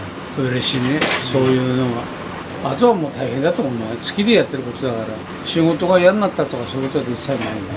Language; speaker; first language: Japanese; native; Japanese